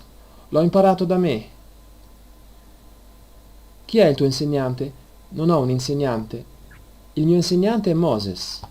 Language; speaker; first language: Italian; non-native, learner; English